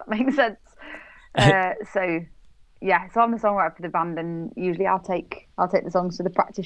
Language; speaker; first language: English; native; English